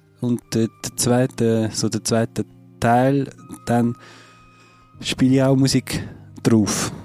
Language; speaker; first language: German; non-native, fluent; French